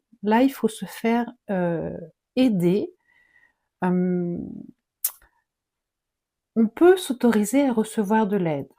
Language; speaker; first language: French; native; French